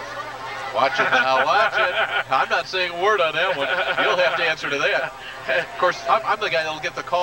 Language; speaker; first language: English; native; English